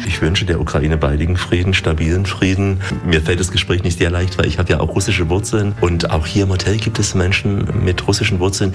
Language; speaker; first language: German; native; German